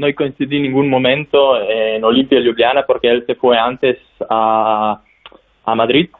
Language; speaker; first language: Spanish; non-native, fluent; Slovenian